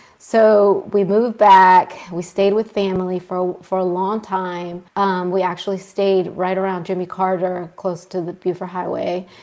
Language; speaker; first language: English; early bilingual, other home language; Spanish